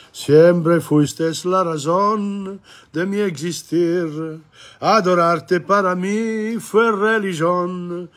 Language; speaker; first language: Spanish; non-native, learner; English